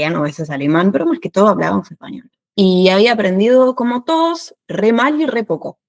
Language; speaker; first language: Spanish; non-native, fluent; French